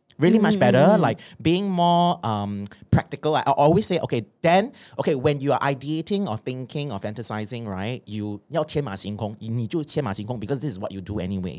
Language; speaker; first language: English; non-native, local second language; Chinese